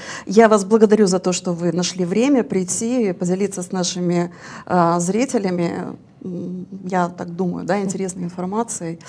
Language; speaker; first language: Russian; native; Russian